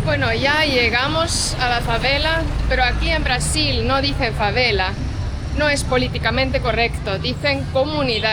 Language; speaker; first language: Spanish; non-native, fluent; Estonian